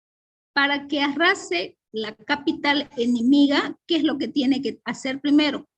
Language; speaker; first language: Spanish; native; Spanish